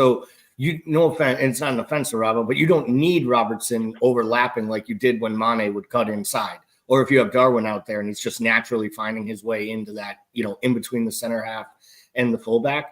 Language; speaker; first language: English; native; English